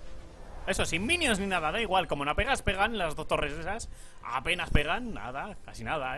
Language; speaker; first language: Spanish; native; Spanish